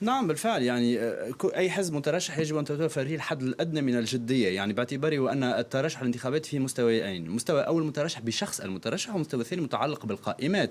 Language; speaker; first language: Arabic; native; Arabic